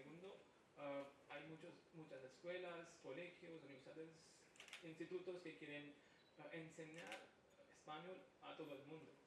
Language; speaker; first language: Spanish; non-native, fluent; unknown